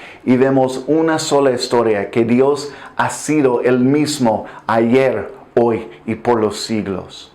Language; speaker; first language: Spanish; non-native, fluent; English